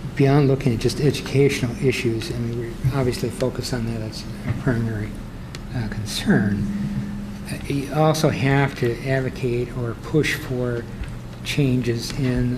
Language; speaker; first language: English; native; English